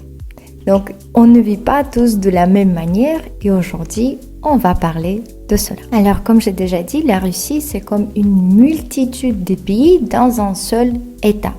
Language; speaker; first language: French; non-native, fluent; Russian